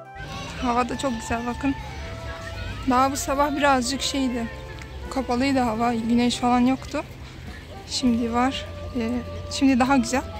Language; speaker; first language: Turkish; early bilingual, other home language; Arabic